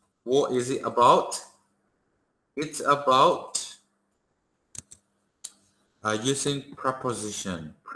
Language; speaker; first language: English; non-native, fluent; Thai